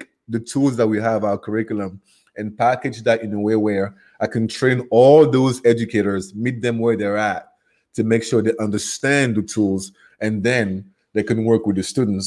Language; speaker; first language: English; non-native, local second language; French